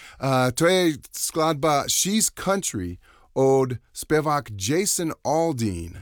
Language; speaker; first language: Czech; non-native, learner; English